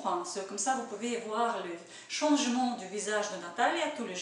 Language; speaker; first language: French; non-native, learner; Russian